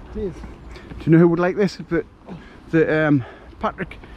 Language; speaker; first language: English; native; English